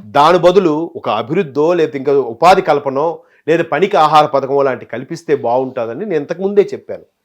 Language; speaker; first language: Telugu; native; Telugu